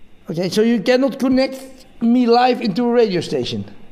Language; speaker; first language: English; non-native, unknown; Dutch